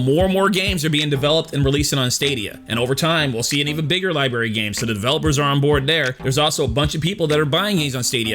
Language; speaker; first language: English; native; English